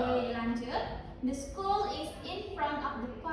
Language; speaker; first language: English; non-native, fluent; Indonesian